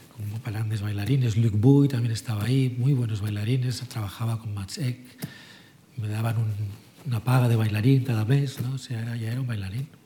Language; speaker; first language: Spanish; native; Spanish